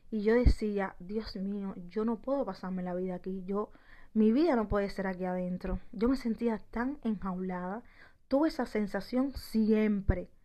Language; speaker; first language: Spanish; native; Spanish